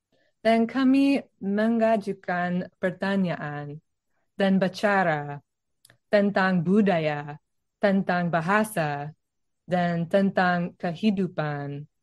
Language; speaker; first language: Indonesian; non-native, learner; English